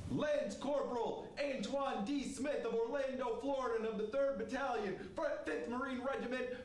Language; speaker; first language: English; native; English